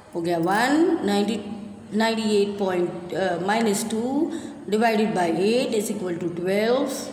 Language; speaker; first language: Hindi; non-native, local second language; Gujarati